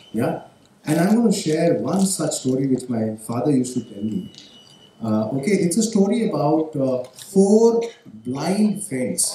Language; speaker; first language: English; non-native, local second language; Marathi